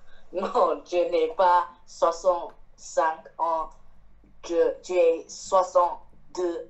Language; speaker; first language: French; non-native, learner; Chinese